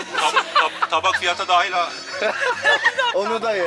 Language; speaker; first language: Turkish; native; Turkish